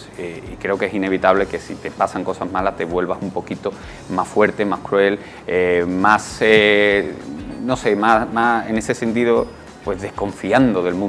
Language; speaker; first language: Spanish; native; Spanish